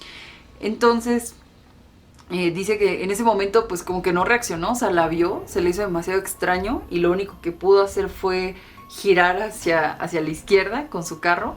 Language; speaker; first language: Spanish; native; Spanish